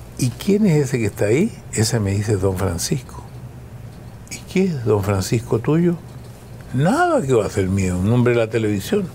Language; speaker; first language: Spanish; early bilingual, other home language; German